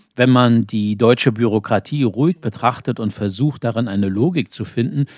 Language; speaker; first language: German; non-native, fluent; Ukrainian